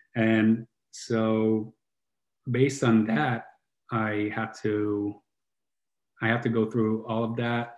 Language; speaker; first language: English; non-native, fluent; Italian